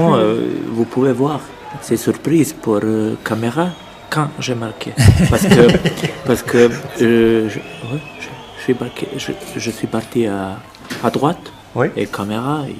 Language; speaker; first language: French; non-native, fluent; Serbian